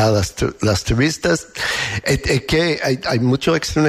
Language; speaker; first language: Spanish; non-native, learner; English